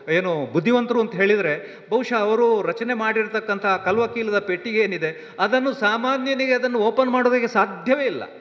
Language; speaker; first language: Kannada; non-native, local second language; Tulu